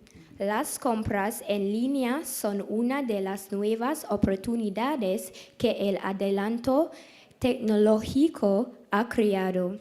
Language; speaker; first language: Spanish; non-native, learner; English